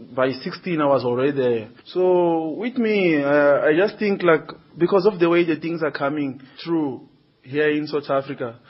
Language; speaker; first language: English; non-native, learner; Portuguese